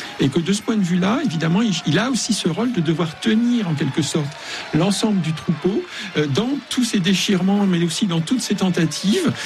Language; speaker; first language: French; native; French